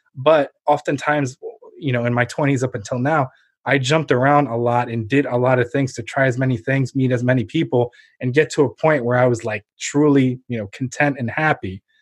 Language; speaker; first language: English; early bilingual, other home language; Ukrainian